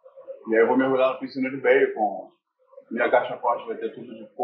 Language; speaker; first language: Portuguese; native; Portuguese